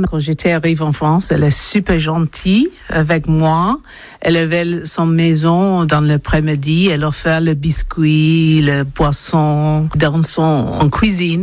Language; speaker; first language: French; non-native, learner; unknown